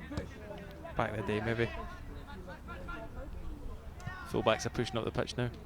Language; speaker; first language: English; native; English